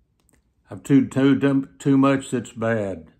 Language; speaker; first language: English; native; English